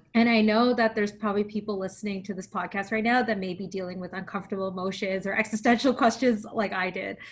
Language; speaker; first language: English; early bilingual, other home language; Filipino